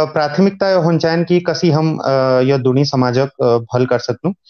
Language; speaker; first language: Hindi; non-native, local second language; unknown